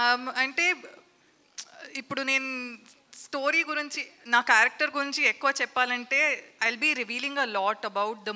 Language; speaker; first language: Telugu; non-native, learner; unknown